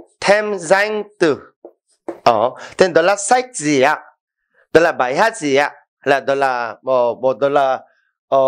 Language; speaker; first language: Vietnamese; non-native, fluent; Korean